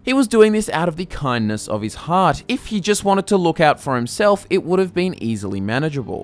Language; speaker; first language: English; native; English